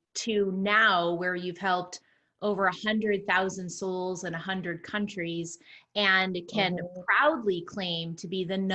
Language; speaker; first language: English; native; English